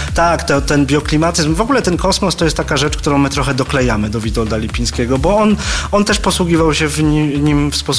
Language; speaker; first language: Polish; native; Polish